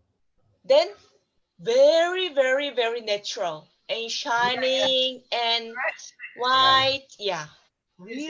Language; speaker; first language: English; non-native, learner; Korean